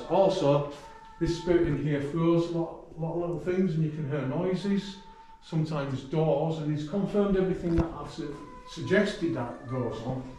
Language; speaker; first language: English; native; English